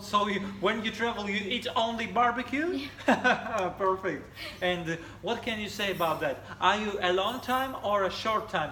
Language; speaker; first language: English; non-native, fluent; Russian